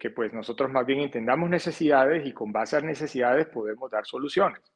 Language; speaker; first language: Spanish; native; Spanish